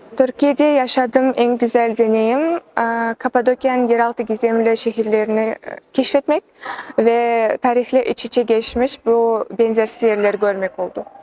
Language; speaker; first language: Turkish; non-native, learner; Kazakh